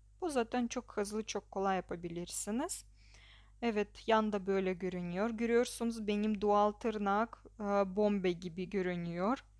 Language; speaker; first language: Turkish; non-native, learner; Russian